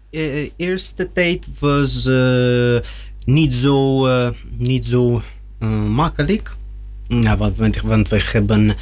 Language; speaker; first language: Dutch; non-native, learner; Russian